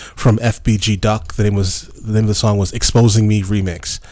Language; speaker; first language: English; native; English